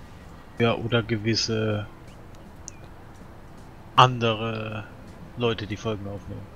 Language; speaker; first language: German; native; German